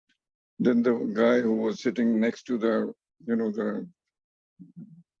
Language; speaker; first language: English; non-native, fluent; Hindi